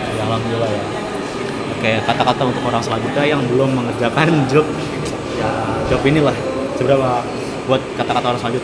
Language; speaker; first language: Indonesian; native; Indonesian